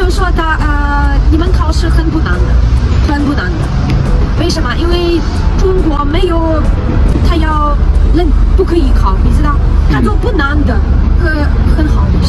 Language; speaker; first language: Chinese; non-native, learner; Russian